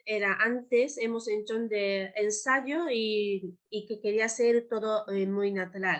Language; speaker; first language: Spanish; non-native, learner; Japanese